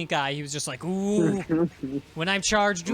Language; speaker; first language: English; native; English